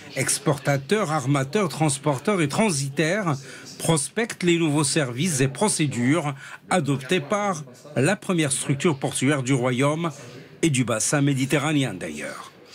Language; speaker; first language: French; non-native, local second language; Arabic